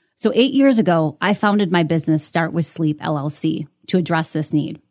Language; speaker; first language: English; native; English